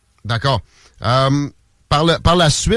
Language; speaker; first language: French; native; French